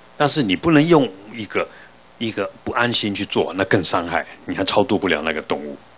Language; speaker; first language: Chinese; native; Chinese